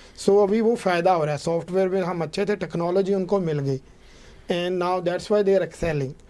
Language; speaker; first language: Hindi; non-native, local second language; Punjabi